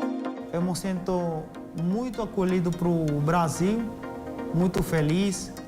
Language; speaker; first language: Portuguese; non-native, learner; Spanish